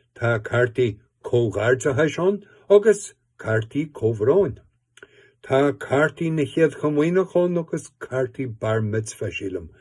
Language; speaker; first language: Irish; native; Irish